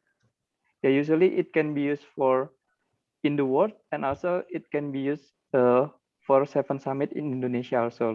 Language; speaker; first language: English; non-native, learner; Indonesian